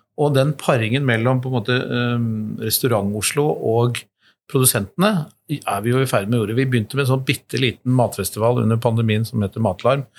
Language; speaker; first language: Norwegian; native; Norwegian